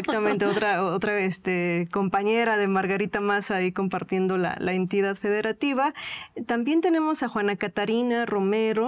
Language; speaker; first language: Spanish; native; Spanish